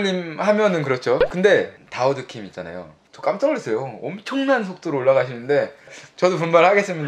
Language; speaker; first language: Korean; native; Korean